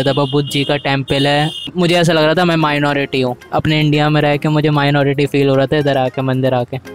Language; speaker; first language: Hindi; native; Hindi